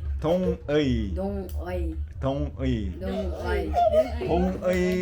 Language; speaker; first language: Korean; native; Korean